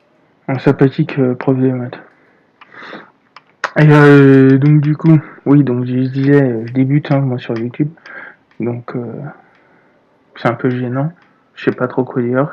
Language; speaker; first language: French; native; French